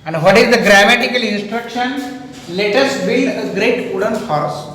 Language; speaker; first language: English; non-native, local second language; Marathi